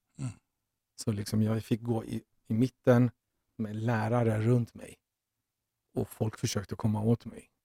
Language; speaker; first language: Swedish; early bilingual, other home language; Persian